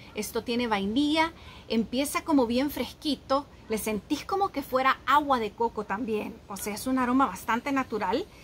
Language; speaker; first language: Spanish; native; Spanish